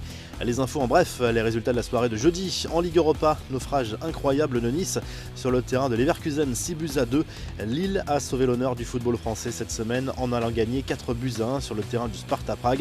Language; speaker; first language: French; native; French